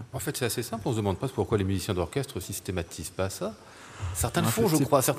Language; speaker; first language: French; native; French